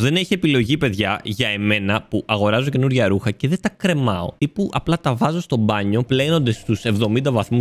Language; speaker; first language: Greek; native; Greek